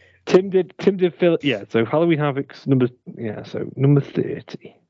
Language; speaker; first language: English; native; English